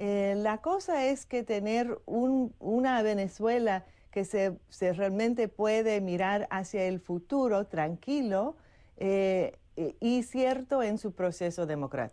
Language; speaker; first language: Spanish; non-native, fluent; English